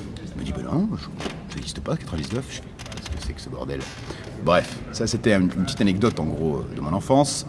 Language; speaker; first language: French; early bilingual, other home language; Arabic